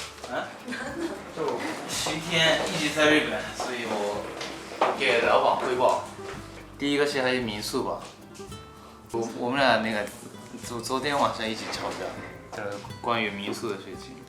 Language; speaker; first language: Chinese; non-native, fluent; Japanese